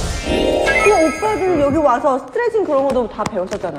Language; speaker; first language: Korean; non-native, fluent; Chinese